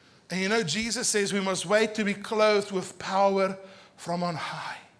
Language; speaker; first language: English; non-native, local second language; Afrikaans